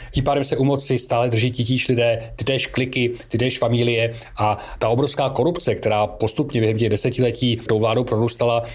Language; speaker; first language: Czech; native; Czech